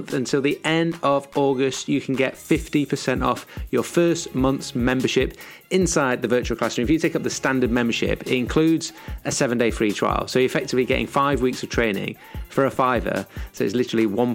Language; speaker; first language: English; native; English